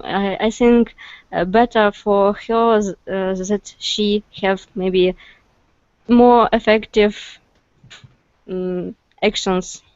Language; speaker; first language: English; non-native, learner; Russian